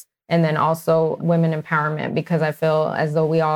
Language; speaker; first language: English; native; English